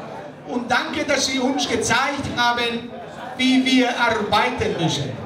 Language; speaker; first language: German; non-native, fluent; Spanish